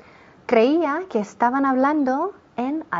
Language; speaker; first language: Spanish; non-native, fluent; English